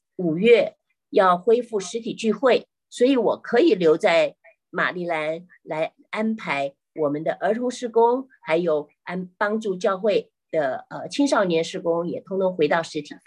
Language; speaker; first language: Chinese; native; Chinese